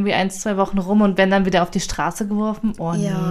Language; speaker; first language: German; native; German